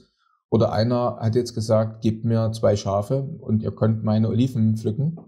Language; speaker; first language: German; native; German